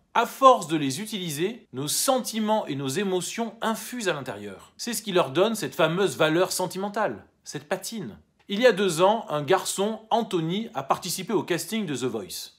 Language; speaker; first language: French; native; French